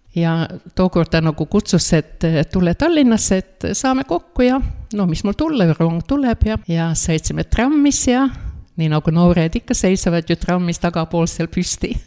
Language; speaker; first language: Estonian; non-native, fluent; Latvian